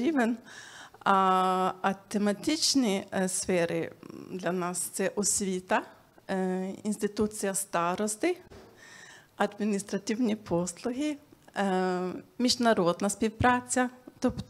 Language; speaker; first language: Ukrainian; non-native, fluent; Swedish